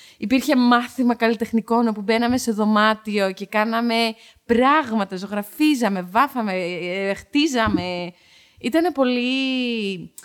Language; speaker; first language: Greek; early bilingual, heritage; Dutch